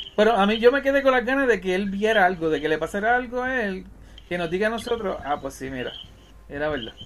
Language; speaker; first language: Spanish; native; Spanish